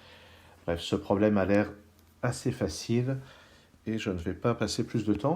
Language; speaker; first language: French; native; French